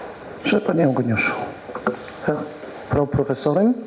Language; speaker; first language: German; non-native, fluent; Polish